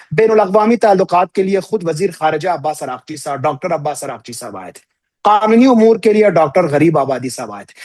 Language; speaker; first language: Urdu; non-native, local second language; Balti